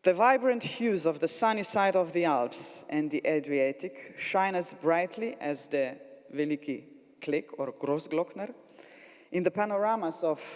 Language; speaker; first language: English; non-native, fluent; Slovenian